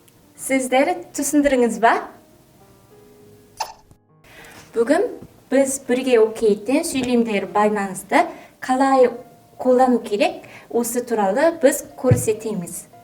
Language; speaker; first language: Kazakh; non-native, learner; Korean